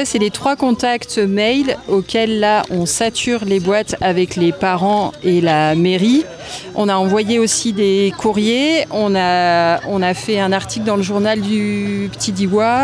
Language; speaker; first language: French; native; French